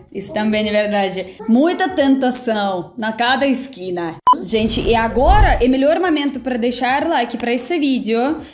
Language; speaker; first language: Portuguese; non-native, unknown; Russian